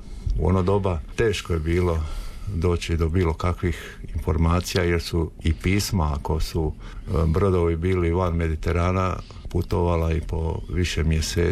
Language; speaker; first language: Croatian; native; Croatian